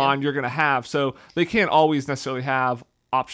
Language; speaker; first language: English; native; English